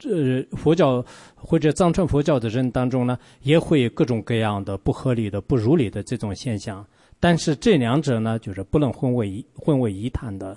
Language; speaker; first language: Chinese; non-native, local second language; Tibetan